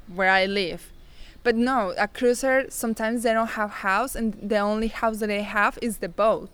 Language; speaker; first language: English; non-native, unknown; Spanish